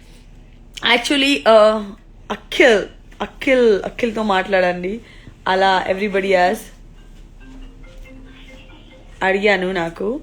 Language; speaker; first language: Telugu; non-native, local second language; Gujarati